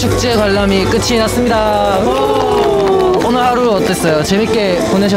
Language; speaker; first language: Korean; native; Korean